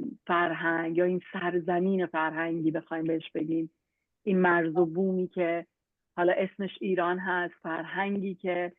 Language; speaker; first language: Persian; native; Persian